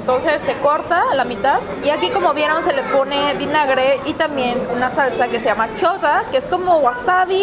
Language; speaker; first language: Spanish; early bilingual, other home language; Korean